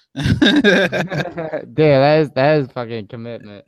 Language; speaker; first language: English; native; English